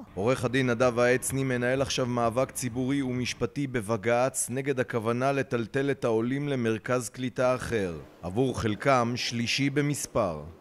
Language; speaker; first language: Hebrew; native; Hebrew